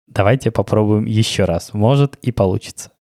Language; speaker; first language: Russian; native; Russian